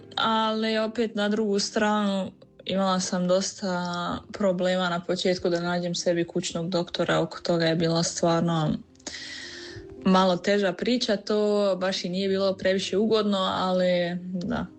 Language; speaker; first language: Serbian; early bilingual, heritage; Croatian